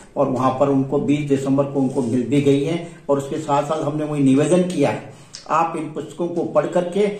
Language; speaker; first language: Hindi; native; Hindi